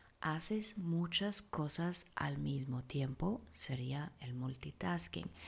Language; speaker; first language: Spanish; non-native, fluent; German